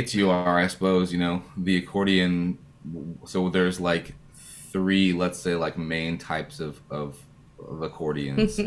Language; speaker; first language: English; native; English